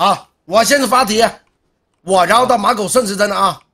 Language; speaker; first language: Chinese; native; Chinese